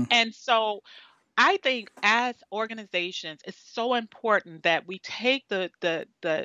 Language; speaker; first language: English; native; English